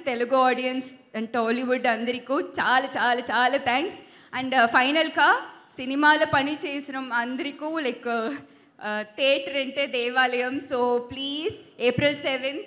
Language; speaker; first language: Telugu; non-native, learner; Tamil